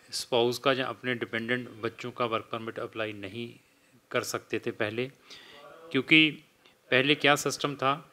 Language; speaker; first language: Hindi; native; Hindi